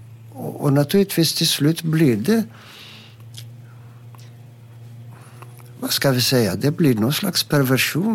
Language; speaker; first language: Swedish; non-native, fluent; Greek